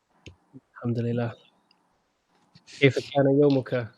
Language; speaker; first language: Arabic; non-native, fluent; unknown